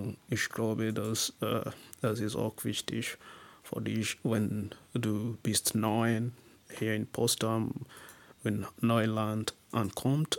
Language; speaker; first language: German; non-native, learner; English